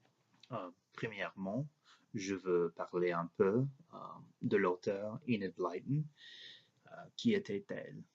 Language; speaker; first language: French; non-native, learner; English